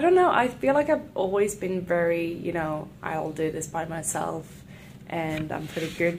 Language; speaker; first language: English; non-native, fluent; Swedish